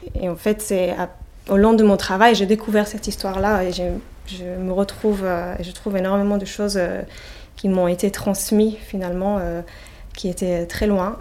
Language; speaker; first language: French; non-native, fluent; Hebrew